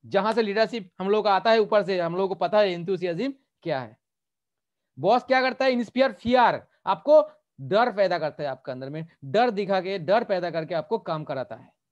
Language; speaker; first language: Hindi; non-native, local second language; Bangla